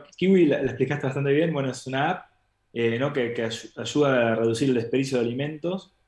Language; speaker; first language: Spanish; native; Spanish